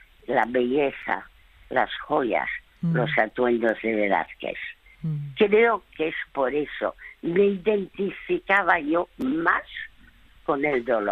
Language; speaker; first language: Spanish; early bilingual, other home language; French